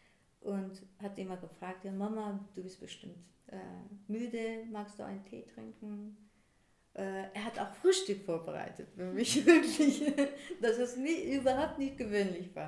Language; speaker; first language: German; non-native, fluent; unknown